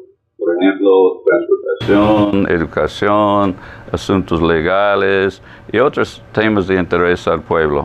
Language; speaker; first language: Spanish; non-native, fluent; English